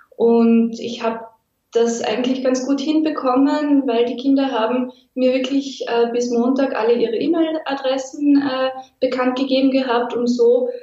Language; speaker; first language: German; native; German